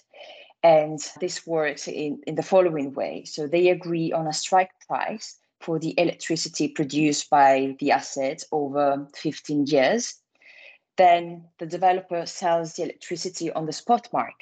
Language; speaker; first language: English; non-native, fluent; Italian